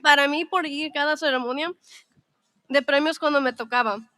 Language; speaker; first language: Spanish; early bilingual, heritage; Spanish